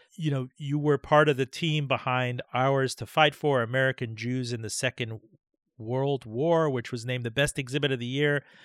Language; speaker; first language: English; early bilingual, other home language; Persian